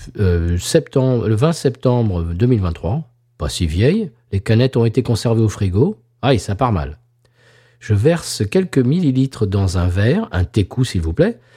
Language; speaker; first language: French; native; French